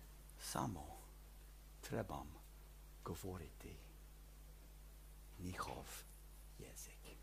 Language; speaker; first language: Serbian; early bilingual, heritage; Serbian